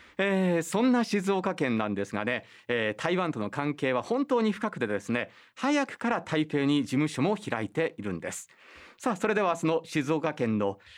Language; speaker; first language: Japanese; native; Japanese